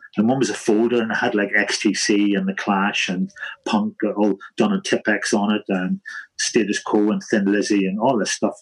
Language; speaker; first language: English; native; English